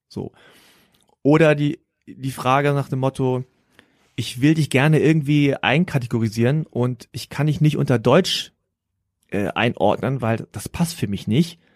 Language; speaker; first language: German; native; German